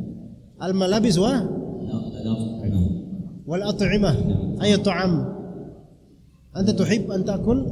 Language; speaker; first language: Arabic; non-native, fluent; Indonesian